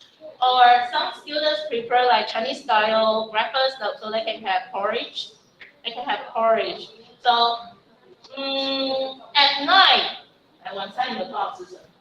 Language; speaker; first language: English; non-native, fluent; Chinese